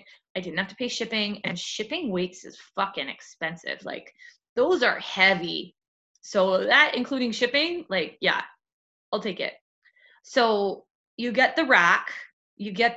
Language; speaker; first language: English; native; English